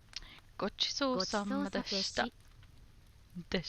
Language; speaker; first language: Japanese; non-native, learner; English